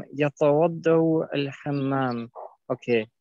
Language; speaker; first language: Arabic; non-native, learner; German